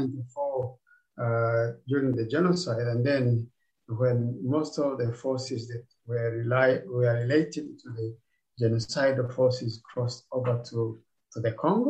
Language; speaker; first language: English; non-native, local second language; Kinyarwanda